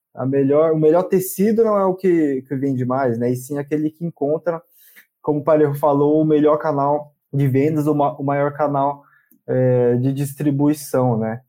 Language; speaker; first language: Portuguese; native; Portuguese